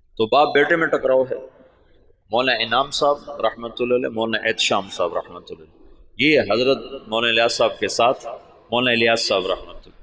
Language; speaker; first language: Urdu; non-native, local second language; Punjabi